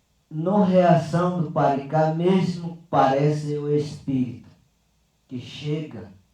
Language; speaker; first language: Portuguese; non-native, local second language; Yanomámi